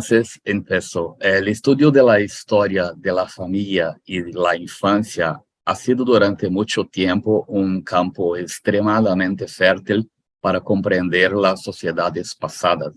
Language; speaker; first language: Spanish; non-native, fluent; Portuguese